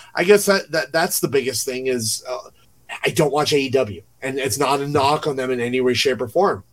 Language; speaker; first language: English; native; English